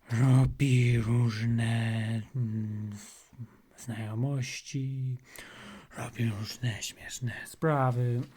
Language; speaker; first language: Polish; non-native, learner; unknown